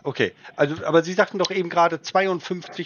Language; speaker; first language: German; native; German